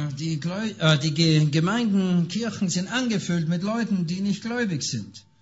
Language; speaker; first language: German; native; German